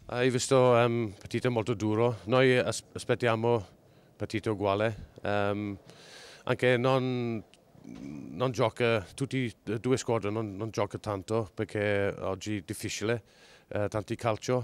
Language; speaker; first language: Italian; non-native, learner; English